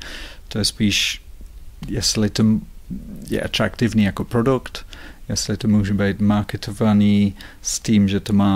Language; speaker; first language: Czech; non-native, fluent; English